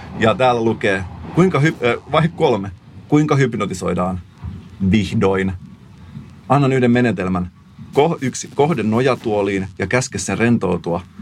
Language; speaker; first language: Finnish; native; Finnish